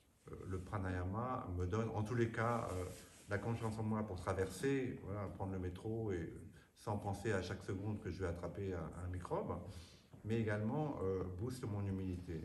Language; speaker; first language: French; native; French